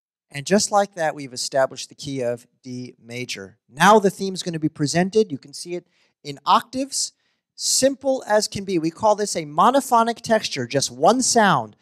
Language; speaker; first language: English; native; English